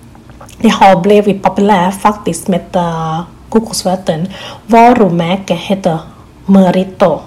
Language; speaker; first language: Swedish; non-native, learner; Thai